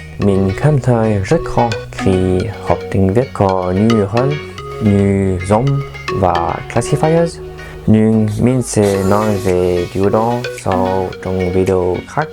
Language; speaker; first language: Vietnamese; non-native, learner; French